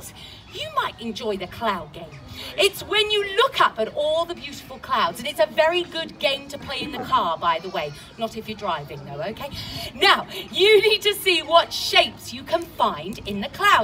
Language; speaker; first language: English; native; English